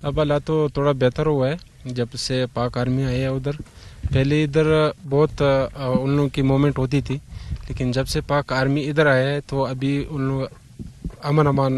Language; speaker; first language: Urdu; non-native, local second language; Pashto